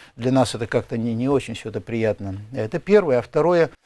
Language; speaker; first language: Russian; native; Russian